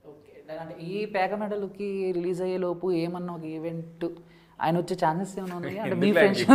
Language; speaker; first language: Telugu; native; Telugu